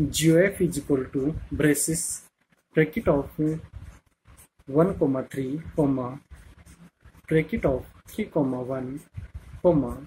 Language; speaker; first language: English; non-native, local second language; Hindi